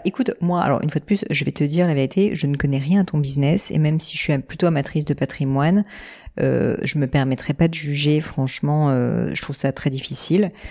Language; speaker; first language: French; native; French